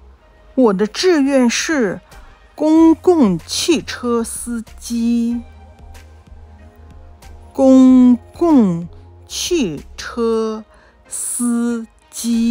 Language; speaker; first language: Chinese; non-native, local second language; Cantonese